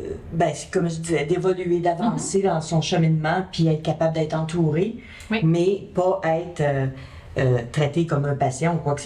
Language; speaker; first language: French; native; French